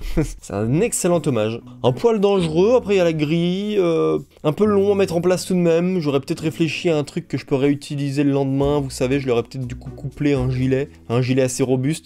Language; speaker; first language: French; native; French